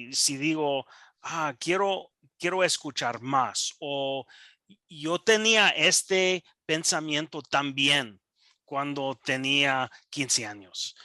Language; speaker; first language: Spanish; non-native, learner; English